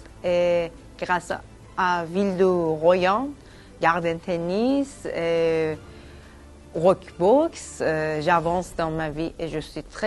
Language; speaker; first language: French; non-native, fluent; Persian